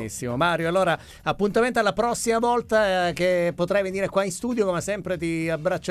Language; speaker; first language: Italian; native; Italian